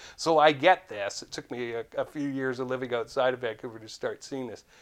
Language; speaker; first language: English; native; English